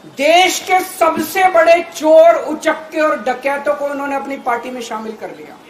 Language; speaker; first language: Hindi; native; Hindi